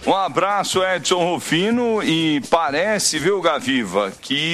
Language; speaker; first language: Portuguese; native; Portuguese